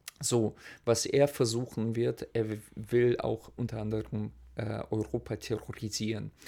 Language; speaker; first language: German; non-native, fluent; Russian